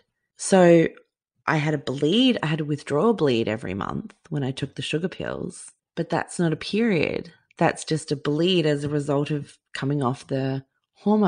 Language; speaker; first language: English; native; English